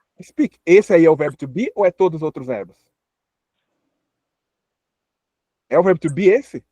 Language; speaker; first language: Portuguese; native; Portuguese